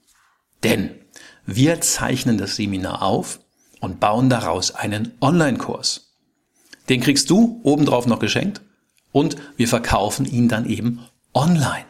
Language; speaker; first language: German; native; German